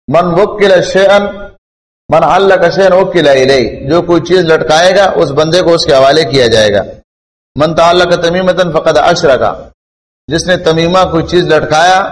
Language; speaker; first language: Urdu; non-native, local second language; Pashto